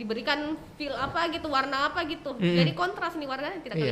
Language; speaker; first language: Indonesian; native; Indonesian